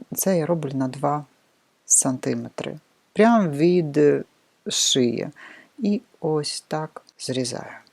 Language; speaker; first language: Ukrainian; non-native, local second language; Russian